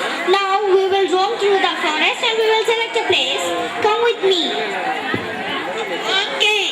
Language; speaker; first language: English; non-native, learner; Telugu